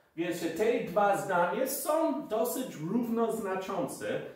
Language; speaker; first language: Polish; non-native, learner; English